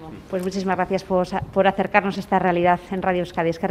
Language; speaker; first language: Spanish; native; Spanish